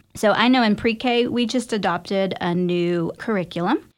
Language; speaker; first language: English; native; English